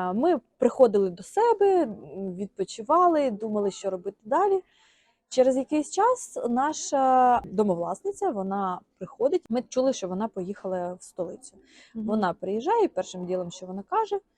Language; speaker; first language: Ukrainian; native; Ukrainian